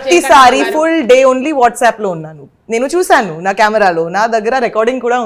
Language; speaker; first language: Telugu; non-native, learner; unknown